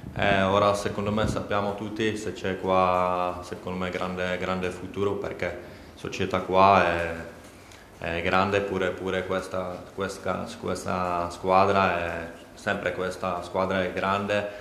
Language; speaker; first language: Italian; non-native, learner; Czech